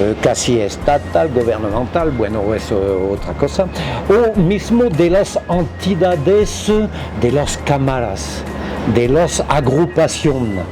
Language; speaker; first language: Spanish; non-native, fluent; French